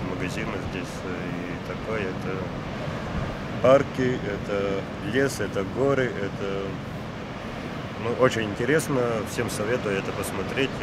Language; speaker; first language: Russian; non-native, fluent; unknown